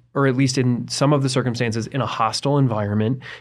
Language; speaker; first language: English; native; English